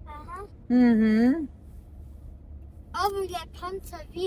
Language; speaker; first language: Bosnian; early bilingual, heritage; Bosnian